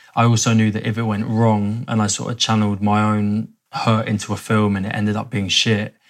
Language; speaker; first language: English; native; English